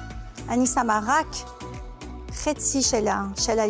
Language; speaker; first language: Hebrew; non-native, fluent; French